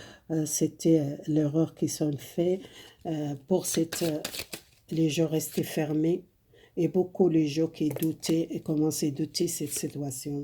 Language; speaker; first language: French; non-native, fluent; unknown